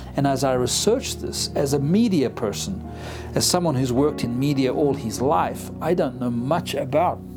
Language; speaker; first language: English; native; English